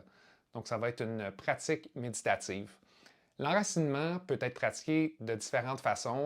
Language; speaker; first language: French; native; French